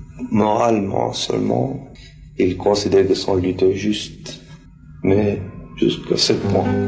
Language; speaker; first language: French; non-native, fluent; Spanish